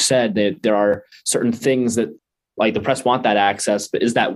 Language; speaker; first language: English; native; English